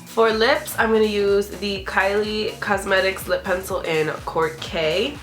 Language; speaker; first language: English; native; English